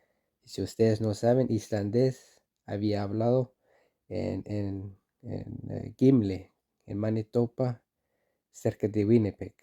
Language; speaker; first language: Spanish; non-native, fluent; Icelandic